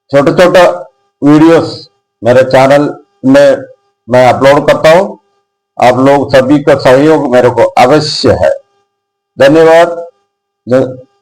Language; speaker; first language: Hindi; non-native, local second language; Malayalam